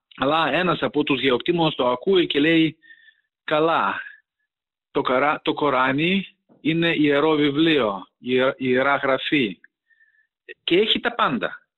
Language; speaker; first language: Greek; non-native, fluent; Ukrainian